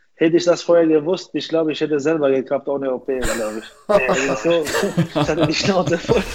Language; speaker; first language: German; non-native, fluent; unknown